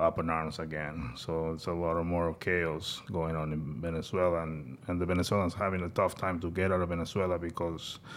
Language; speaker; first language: English; non-native, fluent; Spanish